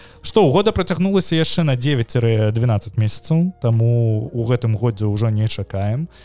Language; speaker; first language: Belarusian; non-native, local second language; Russian